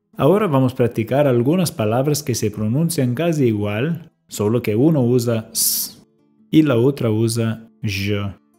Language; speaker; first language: Spanish; non-native, fluent; English